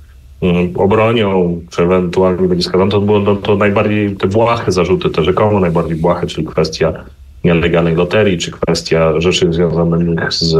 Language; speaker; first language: Polish; native; Polish